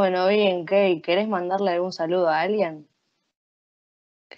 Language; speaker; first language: Spanish; native; Spanish